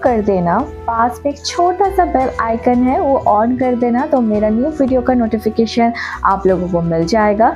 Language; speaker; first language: Hindi; non-native, local second language; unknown